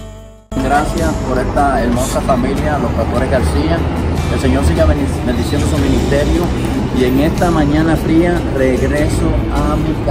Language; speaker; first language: Spanish; native; Spanish